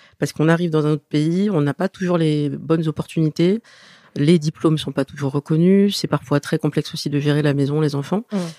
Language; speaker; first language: French; native; French